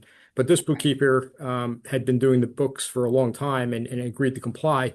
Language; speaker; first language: English; native; English